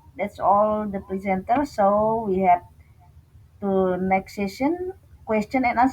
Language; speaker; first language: English; non-native, fluent; Indonesian